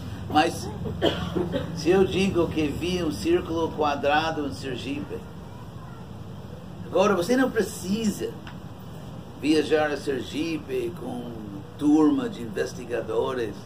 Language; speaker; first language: Portuguese; non-native, fluent; English